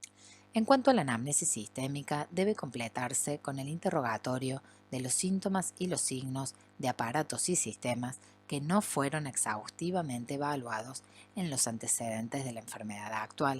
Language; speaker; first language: Spanish; native; Spanish